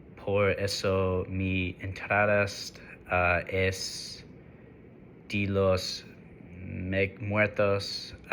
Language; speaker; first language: Spanish; non-native, learner; English